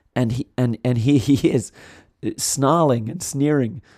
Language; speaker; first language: English; native; English